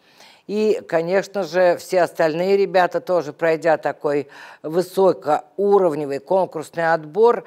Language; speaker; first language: Russian; native; Russian